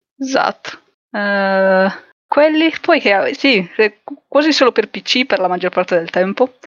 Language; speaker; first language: Italian; native; Italian